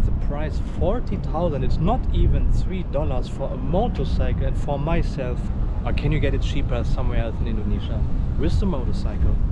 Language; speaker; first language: English; non-native, fluent; German